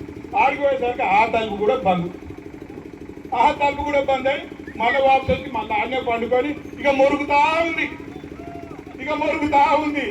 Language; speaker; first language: Telugu; native; Telugu